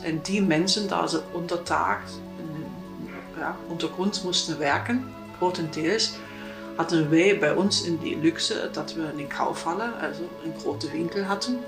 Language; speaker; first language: Dutch; non-native, fluent; German